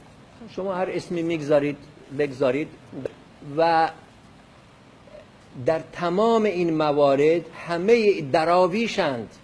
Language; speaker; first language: Persian; non-native, local second language; Kurdish